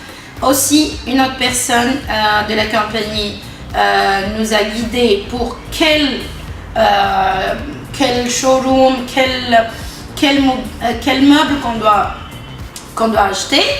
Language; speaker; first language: French; non-native, local second language; Arabic